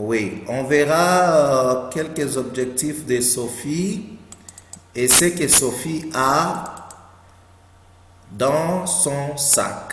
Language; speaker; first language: French; non-native, fluent; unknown